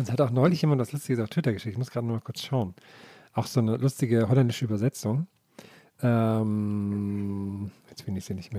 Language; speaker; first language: German; native; German